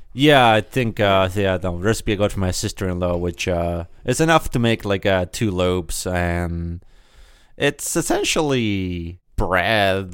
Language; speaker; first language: English; early bilingual, other home language; Spanish